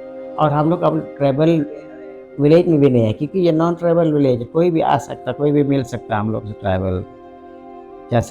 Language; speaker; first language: Hindi; non-native, local second language; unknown